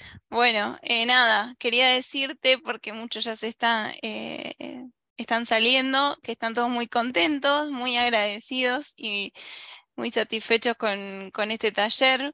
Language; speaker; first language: Spanish; native; Spanish